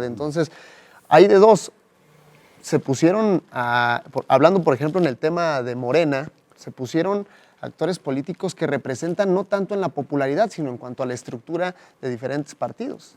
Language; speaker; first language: Spanish; native; Spanish